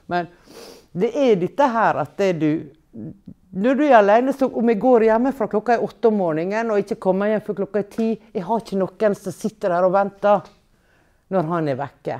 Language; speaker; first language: Norwegian; native; Norwegian